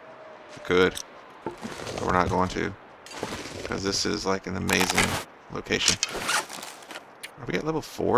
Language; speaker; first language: English; native; English